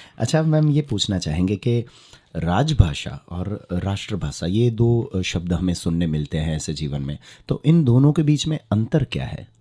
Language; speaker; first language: Hindi; non-native, local second language; Kachhi